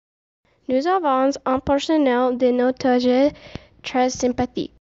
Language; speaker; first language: French; non-native, learner; English